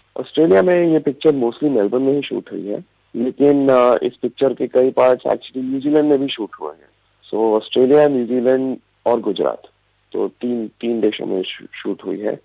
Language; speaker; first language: Hindi; native; Hindi